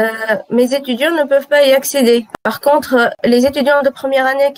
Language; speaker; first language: French; non-native, local second language; Arabic